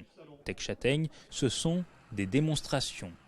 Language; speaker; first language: French; native; French